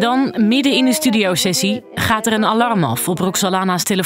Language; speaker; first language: Dutch; native; Dutch